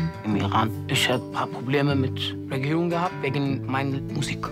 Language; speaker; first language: German; non-native, learner; Persian